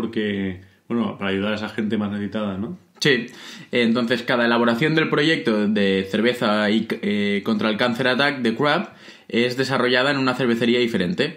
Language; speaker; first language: Spanish; native; Spanish